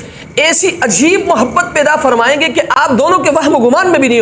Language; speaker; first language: Urdu; native; Urdu